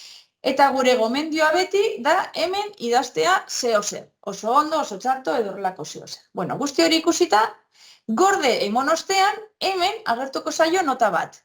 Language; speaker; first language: Basque; native; Basque